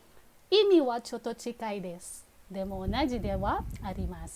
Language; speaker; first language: Japanese; non-native, fluent; Filipino